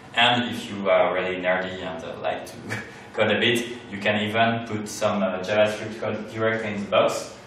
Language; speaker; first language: English; non-native, fluent; French